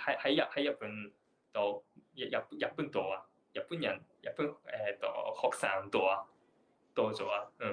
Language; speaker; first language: Cantonese; non-native, learner; Japanese